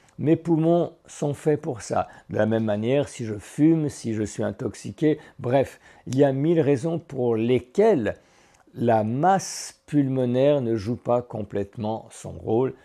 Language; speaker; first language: French; native; French